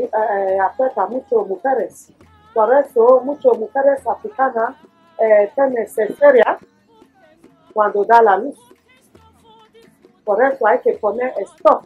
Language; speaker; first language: Spanish; non-native, learner; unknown